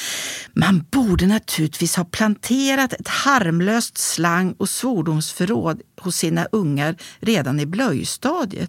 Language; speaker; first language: Swedish; native; Swedish